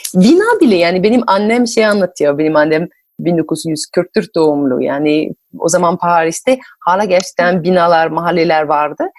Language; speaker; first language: Turkish; non-native, fluent; French